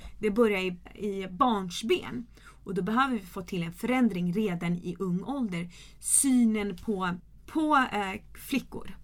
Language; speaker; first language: Swedish; early bilingual, other home language; Kurdish